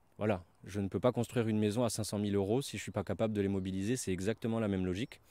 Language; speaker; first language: French; native; French